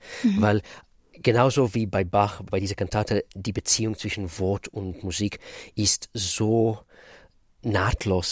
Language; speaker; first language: German; non-native, fluent; Russian